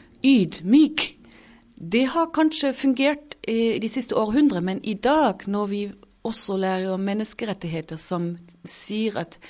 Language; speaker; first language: Norwegian; non-native, fluent; German